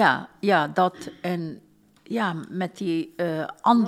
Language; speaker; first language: Dutch; non-native, fluent; Turkish